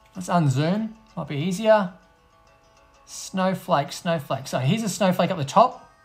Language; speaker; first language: English; native; English